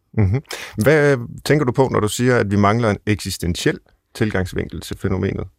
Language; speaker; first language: Danish; native; Danish